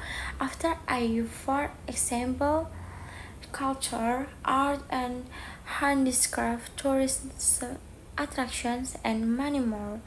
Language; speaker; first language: English; non-native, learner; Indonesian